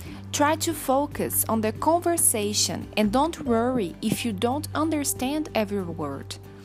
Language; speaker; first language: English; non-native, fluent; Portuguese